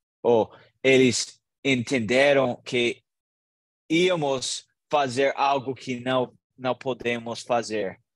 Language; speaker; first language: Portuguese; non-native, learner; English